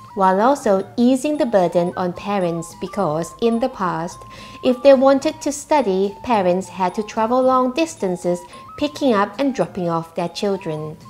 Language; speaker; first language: English; non-native, fluent; Thai